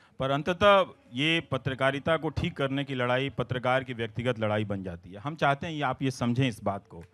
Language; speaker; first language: Hindi; non-native, local second language; Bhojpuri